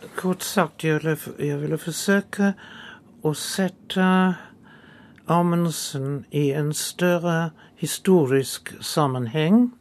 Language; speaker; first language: Norwegian; non-native, fluent; English